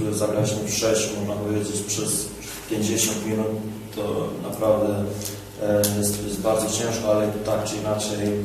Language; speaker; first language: Polish; non-native, fluent; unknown